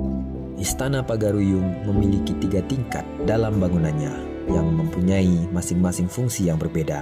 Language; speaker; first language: Malay; native; Malay